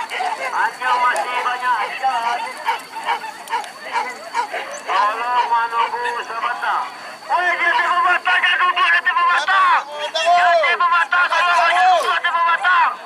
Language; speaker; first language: Indonesian; non-native, local second language; Minangkabau